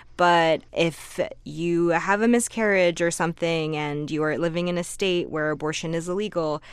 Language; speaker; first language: English; native; English